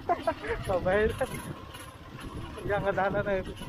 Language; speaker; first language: Filipino; non-native, local second language; Iloko